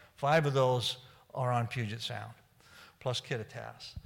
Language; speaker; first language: English; native; English